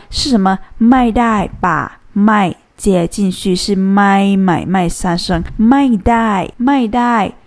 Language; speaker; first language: Chinese; non-native, fluent; Thai